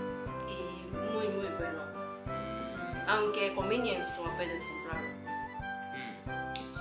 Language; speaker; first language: Spanish; non-native, learner; Japanese